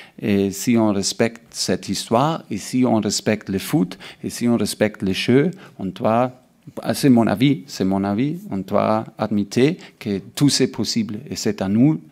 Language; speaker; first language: French; non-native, learner; German